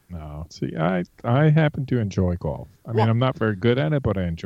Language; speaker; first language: English; native; English